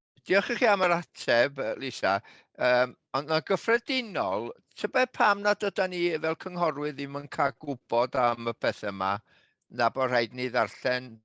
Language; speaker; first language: Welsh; native; Welsh